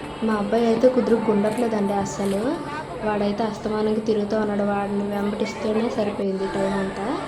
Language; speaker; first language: Telugu; native; Telugu